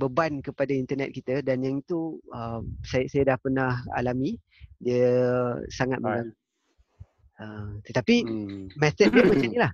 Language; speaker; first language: Malay; native; Malay